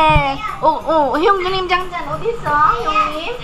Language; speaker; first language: Korean; non-native, learner; Filipino